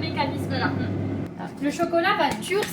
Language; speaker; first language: French; native; French